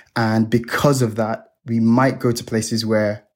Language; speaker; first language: English; native; English